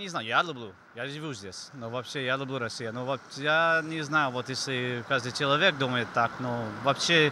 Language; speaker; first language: Russian; non-native, learner; English